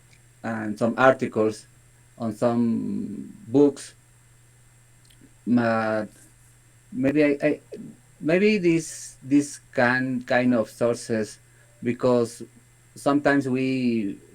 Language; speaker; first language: English; non-native, learner; Spanish